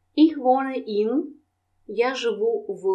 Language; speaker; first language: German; non-native, fluent; Russian